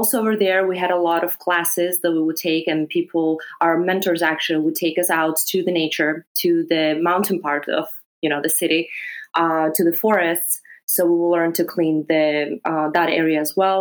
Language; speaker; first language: English; non-native, fluent; Greek